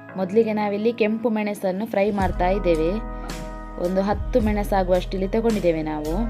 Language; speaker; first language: Kannada; non-native, local second language; Tulu